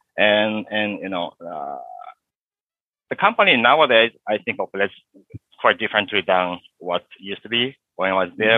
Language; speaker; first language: English; non-native, fluent; Japanese